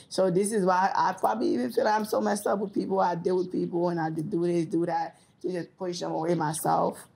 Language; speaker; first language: English; early bilingual, other home language; Haitian Creole